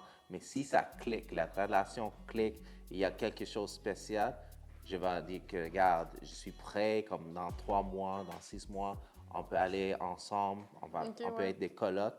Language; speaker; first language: French; non-native, local second language; English